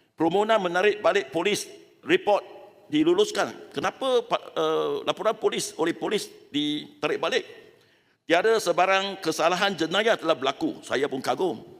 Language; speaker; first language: Malay; non-native, local second language; Chinese